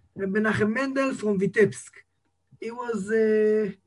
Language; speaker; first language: English; non-native, fluent; Hebrew